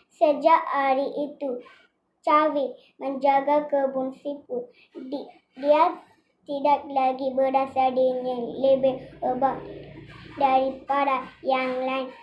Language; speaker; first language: Malay; non-native, local second language; Tamil